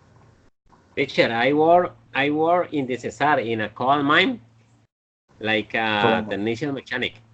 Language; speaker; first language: English; non-native, learner; Spanish